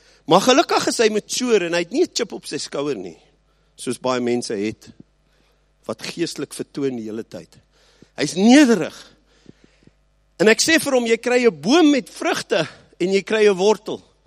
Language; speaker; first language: Afrikaans; early bilingual, heritage; Afrikaans